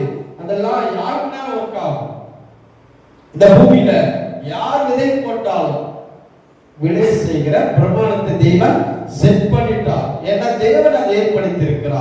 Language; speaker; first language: Tamil; native; Tamil